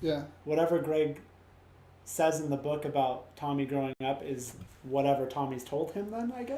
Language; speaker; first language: English; native; English